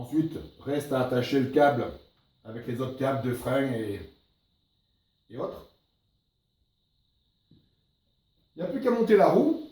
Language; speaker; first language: French; native; French